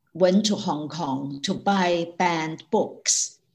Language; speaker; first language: English; non-native, fluent; Chinese